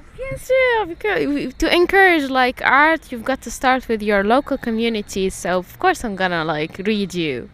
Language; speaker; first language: English; non-native, fluent; Arabic